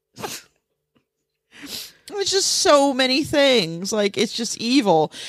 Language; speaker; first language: English; native; English